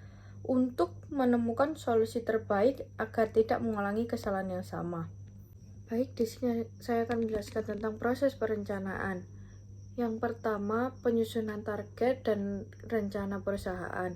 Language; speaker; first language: Indonesian; native; Indonesian